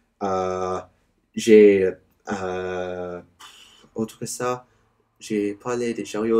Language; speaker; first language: French; non-native, learner; English